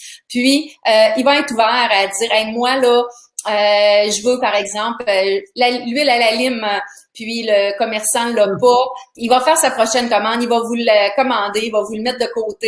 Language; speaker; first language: French; native; French